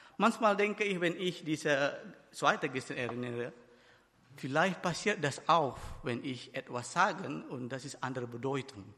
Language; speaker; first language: German; non-native, fluent; Batak Toba